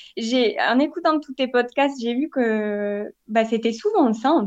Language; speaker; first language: French; native; French